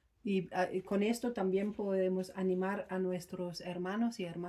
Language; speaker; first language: Spanish; non-native, fluent; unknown